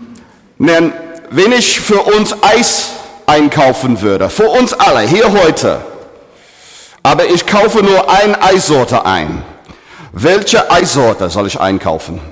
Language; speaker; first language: German; non-native, fluent; English